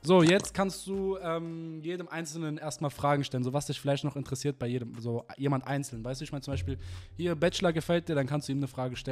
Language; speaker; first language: German; native; German